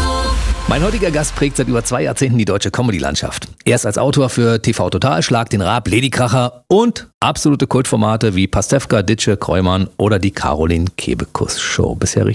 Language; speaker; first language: German; native; German